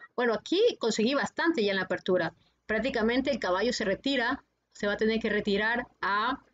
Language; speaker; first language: Spanish; native; Spanish